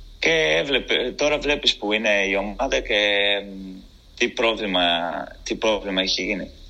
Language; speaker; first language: Greek; non-native, fluent; Portuguese